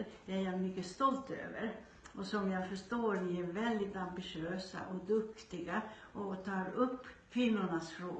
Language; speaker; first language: Swedish; non-native, fluent; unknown